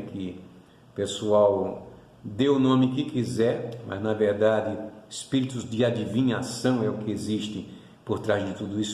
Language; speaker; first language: Portuguese; native; Portuguese